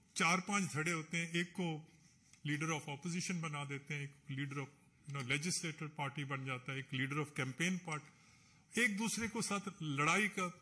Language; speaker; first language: Hindi; non-native, local second language; Punjabi